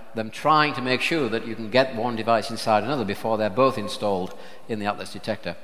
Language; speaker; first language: English; native; English